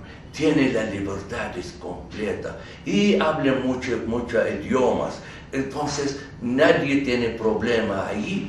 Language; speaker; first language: Spanish; non-native, fluent; Arabic